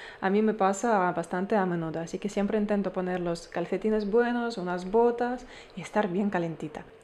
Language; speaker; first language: Spanish; non-native, fluent; Ukrainian